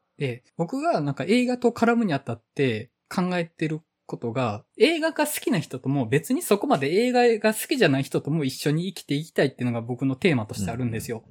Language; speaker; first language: Japanese; native; Japanese